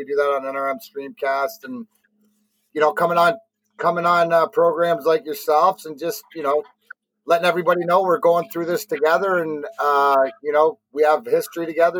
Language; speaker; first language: English; native; English